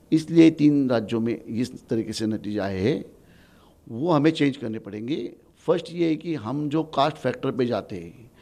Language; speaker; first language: Hindi; non-native, local second language; Gujarati